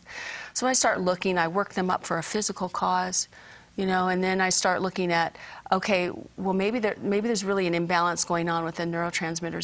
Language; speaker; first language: English; native; English